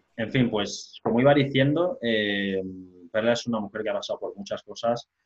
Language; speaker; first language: Spanish; non-native, local second language; Fang